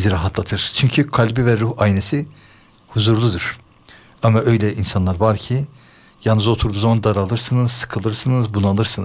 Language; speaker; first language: Turkish; native; Turkish